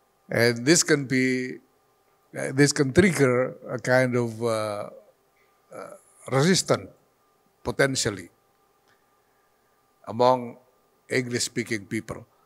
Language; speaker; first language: English; non-native, fluent; Indonesian